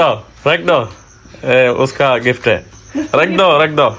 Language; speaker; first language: Hindi; non-native, local second language; Malayalam